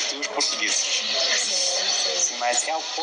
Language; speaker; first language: Portuguese; non-native, fluent; English